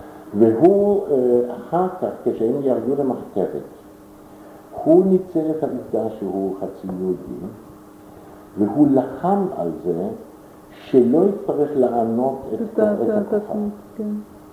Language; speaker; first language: Hebrew; non-native, fluent; German